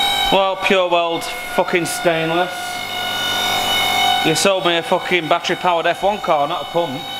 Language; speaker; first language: English; native; English